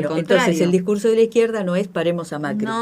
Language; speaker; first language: Spanish; native; Spanish